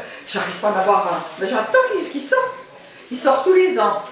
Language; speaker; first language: French; native; French